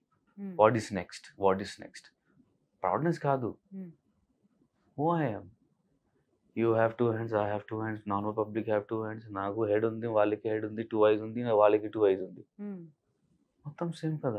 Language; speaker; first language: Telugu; non-native, local second language; Hindi